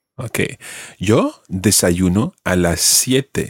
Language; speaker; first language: Spanish; non-native, fluent; English